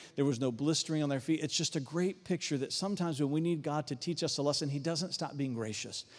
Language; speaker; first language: English; native; English